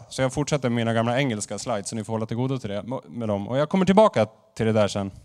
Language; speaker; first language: Swedish; native; Swedish